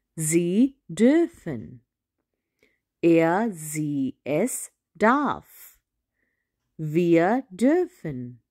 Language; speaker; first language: German; non-native, fluent; Hindi